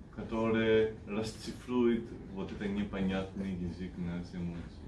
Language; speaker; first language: Russian; non-native, fluent; Greek